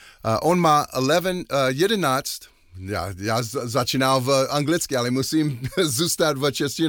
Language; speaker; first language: Czech; non-native, learner; English